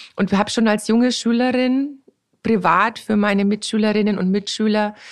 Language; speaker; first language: German; native; German